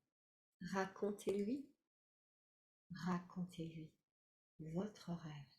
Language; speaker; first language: French; native; French